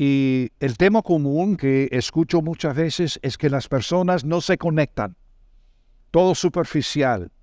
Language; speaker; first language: Spanish; non-native, fluent; English